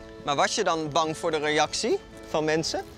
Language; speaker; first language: Dutch; native; Dutch